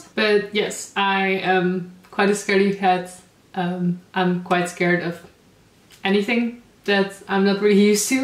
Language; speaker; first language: English; non-native, fluent; Dutch